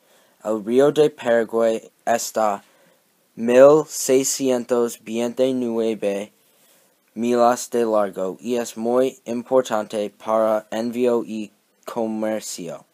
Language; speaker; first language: Spanish; non-native, learner; English